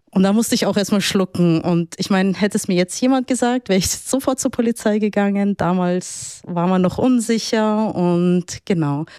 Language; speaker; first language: German; early bilingual, other home language; Arabic